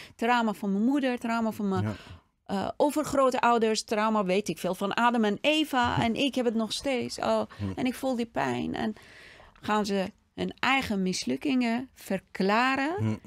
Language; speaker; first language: Dutch; non-native, fluent; Persian